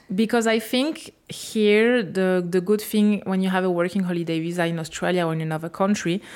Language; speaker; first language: English; non-native, fluent; French